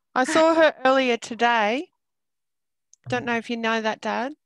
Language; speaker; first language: English; native; English